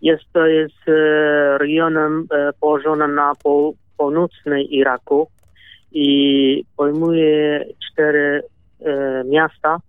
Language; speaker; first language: Polish; non-native, learner; Kurdish